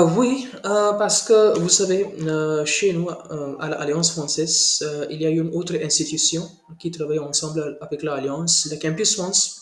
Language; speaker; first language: French; non-native, learner; Hindi